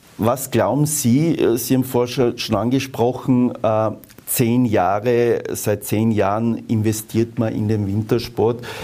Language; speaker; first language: German; native; German